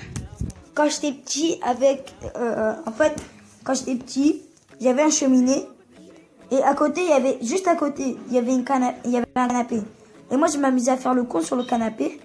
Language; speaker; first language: French; early bilingual, other home language; Turkish